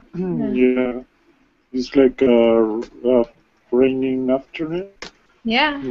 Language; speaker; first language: English; non-native, learner; Spanish